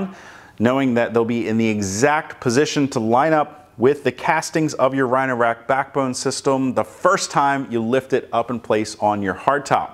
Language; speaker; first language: English; native; English